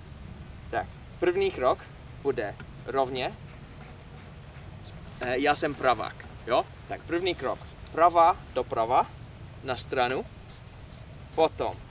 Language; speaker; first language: Czech; non-native, learner; English